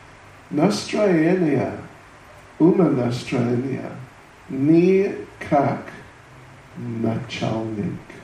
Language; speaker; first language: Russian; non-native, learner; English